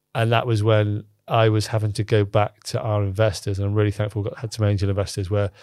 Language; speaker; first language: English; native; English